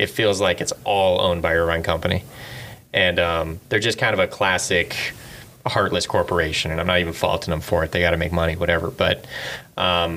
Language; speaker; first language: English; native; English